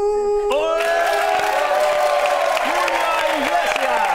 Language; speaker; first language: Catalan; native; Catalan